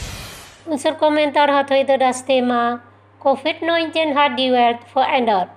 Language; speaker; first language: German; non-native, fluent; Indonesian